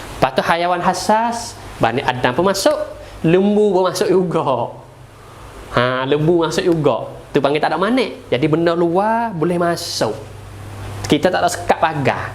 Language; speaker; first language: Malay; native; Malay